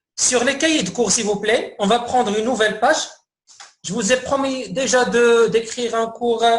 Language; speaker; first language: French; non-native, local second language; Arabic